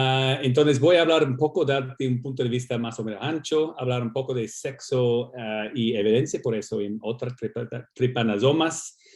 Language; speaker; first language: Spanish; non-native, fluent; English